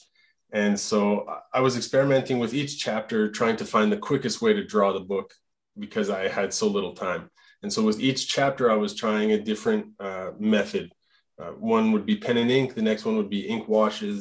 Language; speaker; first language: English; non-native, fluent; French